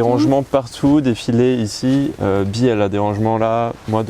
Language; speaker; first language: French; native; French